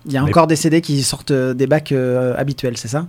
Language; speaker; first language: French; native; French